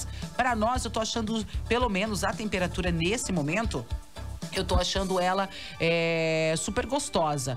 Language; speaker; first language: Portuguese; native; Portuguese